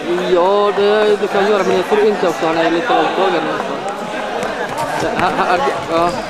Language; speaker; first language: Swedish; non-native, learner; Somali